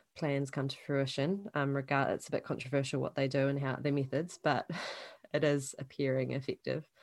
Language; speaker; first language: English; native; English